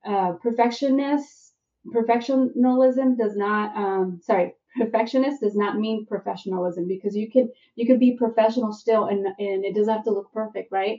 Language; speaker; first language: English; native; English